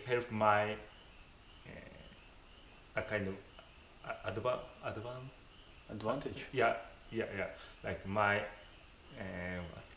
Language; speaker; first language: English; non-native, fluent; Japanese